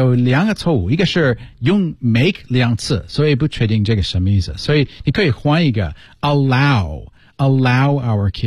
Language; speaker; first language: Chinese; non-native, fluent; English